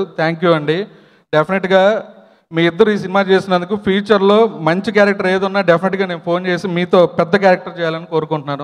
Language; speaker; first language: Telugu; native; Telugu